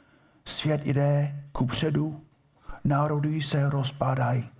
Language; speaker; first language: Czech; non-native, fluent; English